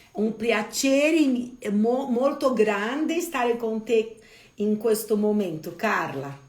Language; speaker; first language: Italian; non-native, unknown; Portuguese